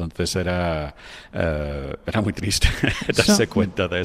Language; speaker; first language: Spanish; non-native, fluent; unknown